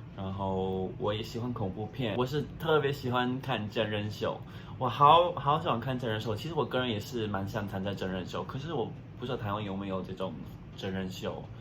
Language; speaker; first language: Chinese; non-native, fluent; English